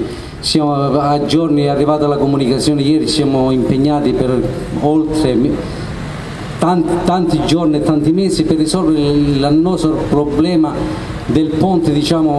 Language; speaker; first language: Italian; native; Italian